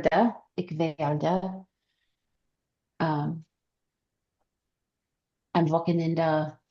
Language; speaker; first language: German; non-native, learner; English